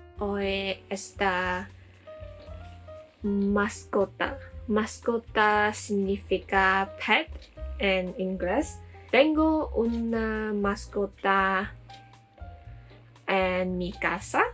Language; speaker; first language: Spanish; non-native, learner; Malay